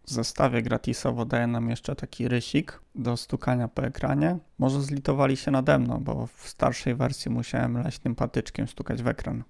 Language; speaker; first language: Polish; native; Polish